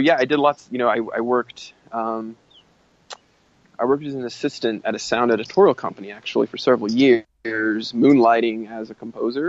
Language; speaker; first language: English; native; English